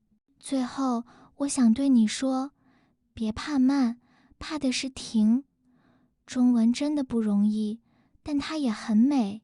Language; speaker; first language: Chinese; non-native, fluent; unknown